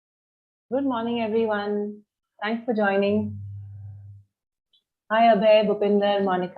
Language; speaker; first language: English; non-native, local second language; Hindi